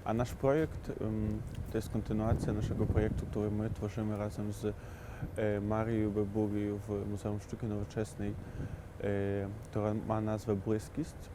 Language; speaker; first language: Polish; non-native, fluent; Ukrainian